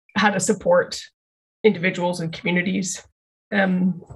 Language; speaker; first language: English; native; English